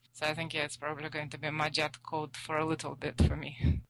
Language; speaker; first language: English; non-native, fluent; Russian